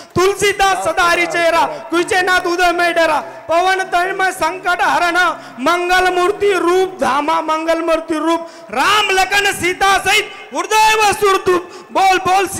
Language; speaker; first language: Hindi; non-native, local second language; Marathi